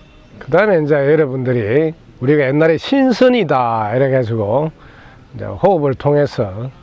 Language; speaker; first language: Korean; native; Korean